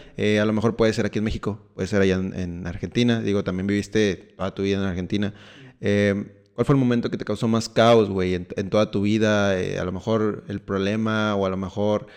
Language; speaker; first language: Spanish; native; Spanish